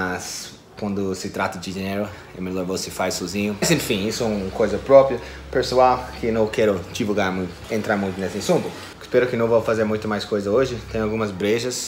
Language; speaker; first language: Portuguese; non-native, fluent; English